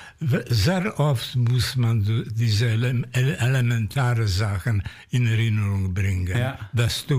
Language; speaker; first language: German; non-native, fluent; Polish